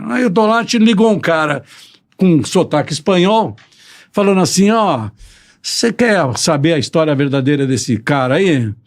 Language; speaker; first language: Portuguese; early bilingual, other home language; Italian